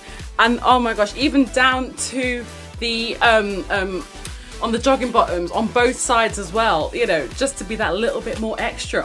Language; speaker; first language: English; native; English